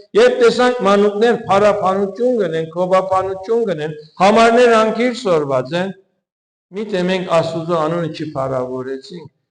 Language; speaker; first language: Armenian; early bilingual, heritage; Armenian